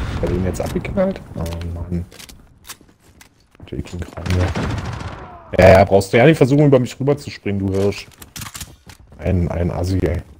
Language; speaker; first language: German; native; German